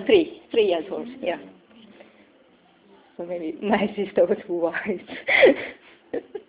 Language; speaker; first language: English; non-native, learner; Japanese